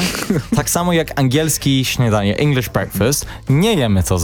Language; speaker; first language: Polish; non-native, learner; English